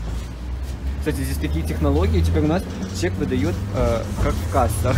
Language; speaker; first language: Russian; native; Russian